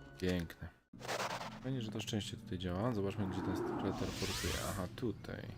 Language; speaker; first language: Polish; native; Polish